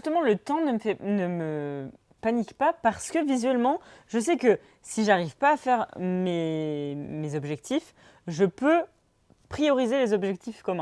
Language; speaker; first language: French; native; French